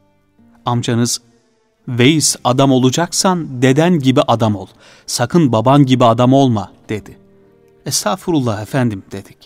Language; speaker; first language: Turkish; native; Turkish